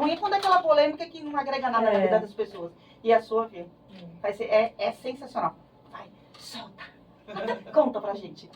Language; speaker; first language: Portuguese; native; Portuguese